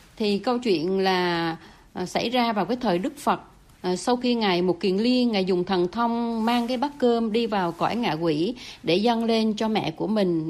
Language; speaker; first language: Vietnamese; native; Vietnamese